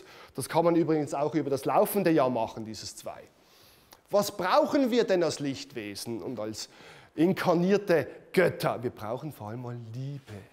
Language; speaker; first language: German; native; German